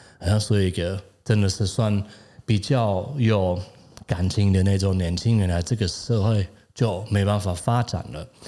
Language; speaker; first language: Chinese; non-native, fluent; German